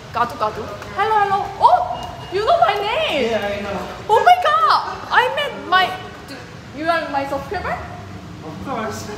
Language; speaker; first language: English; non-native, learner; Korean